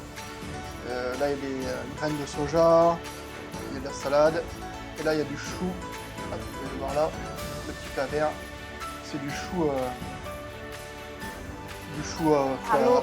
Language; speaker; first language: French; native; French